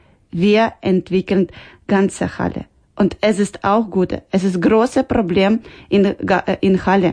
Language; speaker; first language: German; non-native, learner; Ukrainian